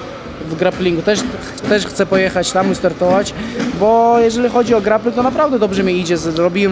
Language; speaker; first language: Polish; non-native, fluent; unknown